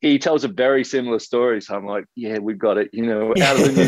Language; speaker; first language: English; native; English